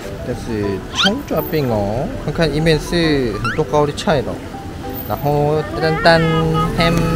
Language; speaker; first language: Chinese; non-native, fluent; Korean